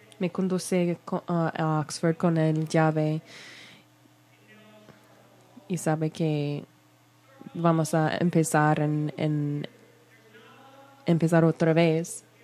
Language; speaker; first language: Spanish; non-native, learner; English